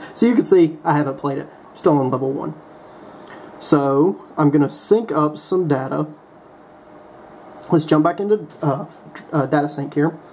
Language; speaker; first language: English; native; English